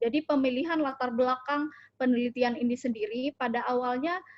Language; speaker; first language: Indonesian; native; Indonesian